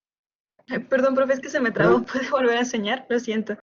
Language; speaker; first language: Spanish; native; Spanish